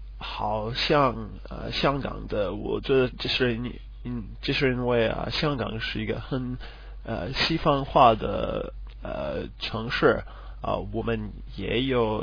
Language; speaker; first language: Chinese; non-native, learner; English